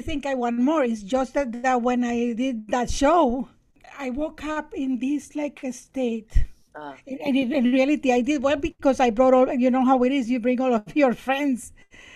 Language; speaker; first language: English; non-native, fluent; Spanish